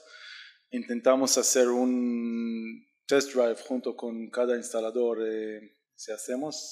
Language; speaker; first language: Spanish; non-native, learner; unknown